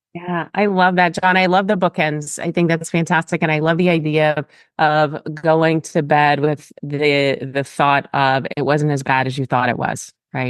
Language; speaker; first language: English; native; English